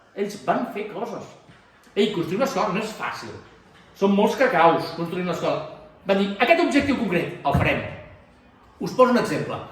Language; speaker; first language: Catalan; native; Catalan